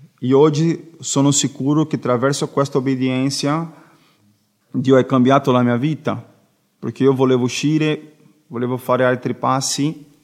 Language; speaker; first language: Italian; non-native, learner; Portuguese